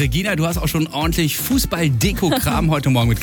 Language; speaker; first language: German; native; German